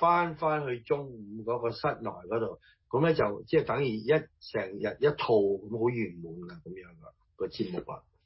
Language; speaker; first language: Chinese; early bilingual, heritage; Cantonese